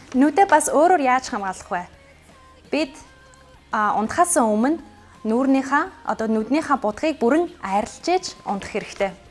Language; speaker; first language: Mongolian; non-native, fluent; English